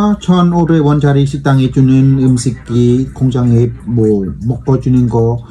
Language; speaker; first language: Korean; non-native, learner; Vietnamese